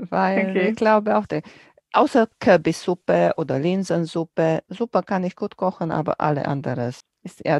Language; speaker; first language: German; non-native, fluent; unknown